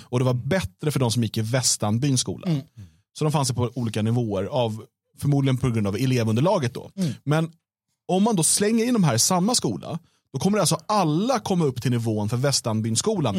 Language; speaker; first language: Swedish; native; Swedish